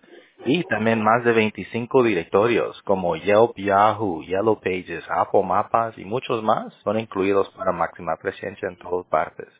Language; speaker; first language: Spanish; early bilingual, heritage; Spanish